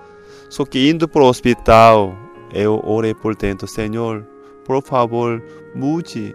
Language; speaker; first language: Portuguese; non-native, fluent; Korean